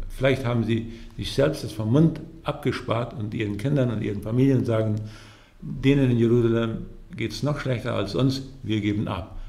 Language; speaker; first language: German; early bilingual, heritage; German